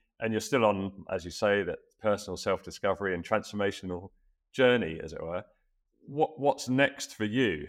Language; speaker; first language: English; native; English